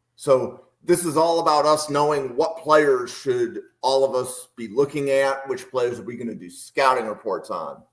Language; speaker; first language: English; native; English